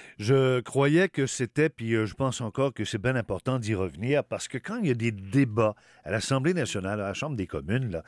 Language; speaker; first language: French; native; French